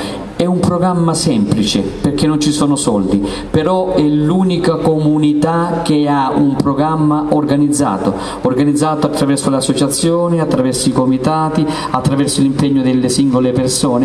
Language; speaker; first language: Italian; native; Italian